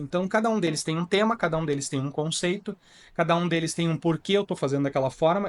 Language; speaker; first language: Portuguese; native; Portuguese